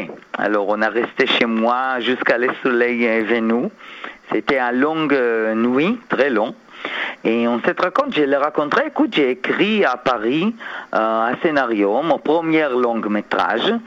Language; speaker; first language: French; non-native, learner; Hebrew